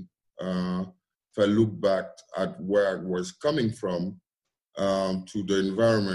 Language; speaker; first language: English; non-native, local second language; French